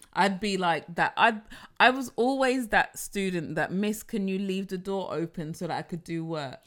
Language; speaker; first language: English; native; English